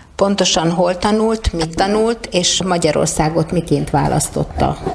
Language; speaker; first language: Hungarian; native; Hungarian